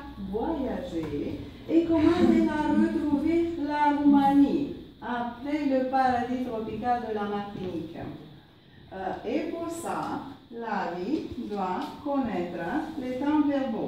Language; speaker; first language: French; non-native, fluent; Romanian